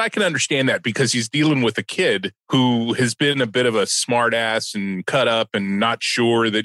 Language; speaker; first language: English; native; English